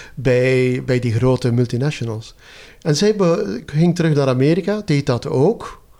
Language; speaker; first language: Dutch; native; Dutch